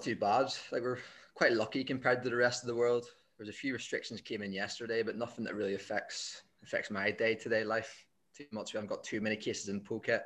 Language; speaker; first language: English; native; English